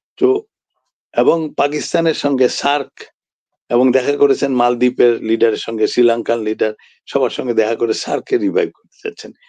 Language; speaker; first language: Bangla; native; Bangla